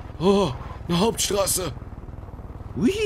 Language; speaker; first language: German; native; German